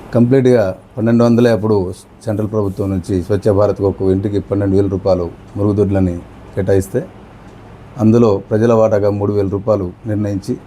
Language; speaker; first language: Telugu; non-native, local second language; Lambadi